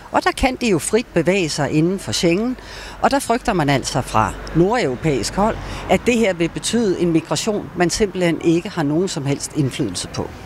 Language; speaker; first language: Danish; native; Danish